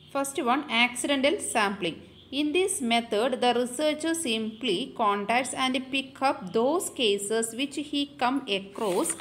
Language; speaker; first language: English; non-native, local second language; Malayalam